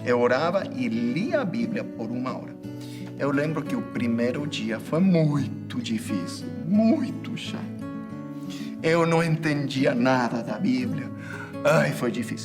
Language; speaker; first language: Portuguese; non-native, fluent; English